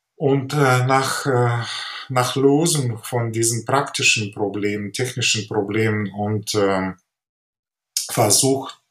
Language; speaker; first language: German; non-native, fluent; Ukrainian